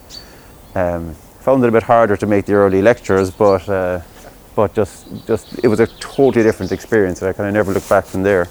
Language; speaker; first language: English; native; English